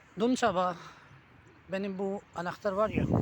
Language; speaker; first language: Turkish; non-native, learner; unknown